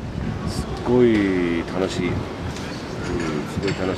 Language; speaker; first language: Japanese; non-native, learner; English